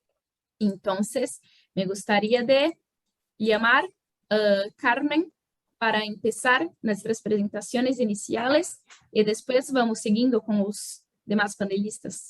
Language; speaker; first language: Spanish; non-native, fluent; Portuguese